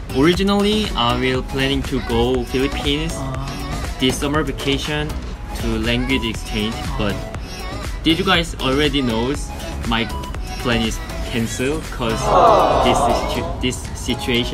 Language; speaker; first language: English; non-native, learner; Korean